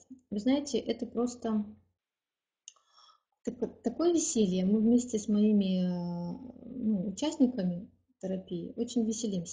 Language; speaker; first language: Russian; native; Russian